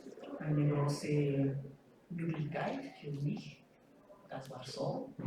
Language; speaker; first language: German; non-native, learner; Spanish